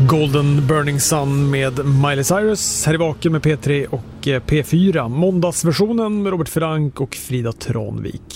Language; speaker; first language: Swedish; native; Swedish